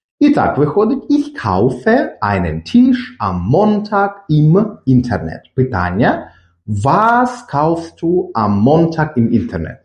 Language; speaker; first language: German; non-native, fluent; Ukrainian